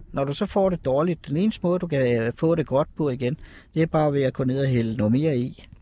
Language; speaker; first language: Danish; native; Danish